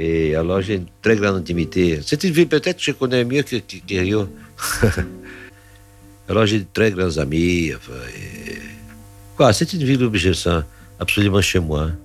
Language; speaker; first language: French; non-native, fluent; Portuguese